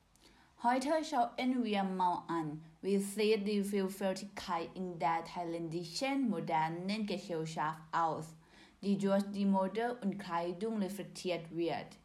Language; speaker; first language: German; non-native, learner; Thai